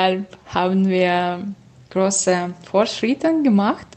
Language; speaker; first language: German; non-native, learner; Russian